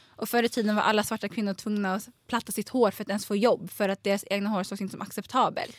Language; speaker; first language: Swedish; early bilingual, other home language; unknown